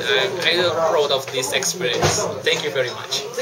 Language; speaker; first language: English; non-native, learner; Indonesian